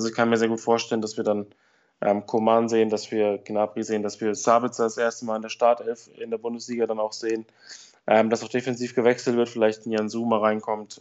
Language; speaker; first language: German; native; German